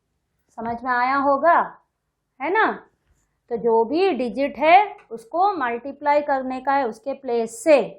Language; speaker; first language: Hindi; non-native, local second language; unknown